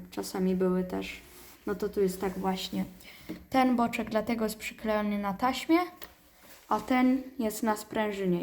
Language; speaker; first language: Polish; native; Polish